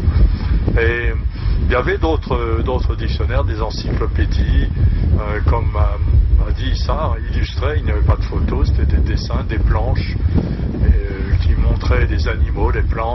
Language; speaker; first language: French; native; French